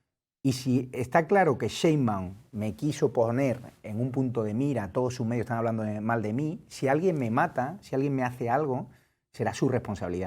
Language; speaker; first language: Spanish; native; Spanish